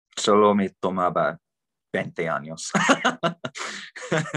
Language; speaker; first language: Spanish; non-native, fluent; English